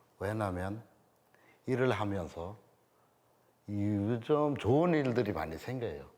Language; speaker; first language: Korean; non-native, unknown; Bangla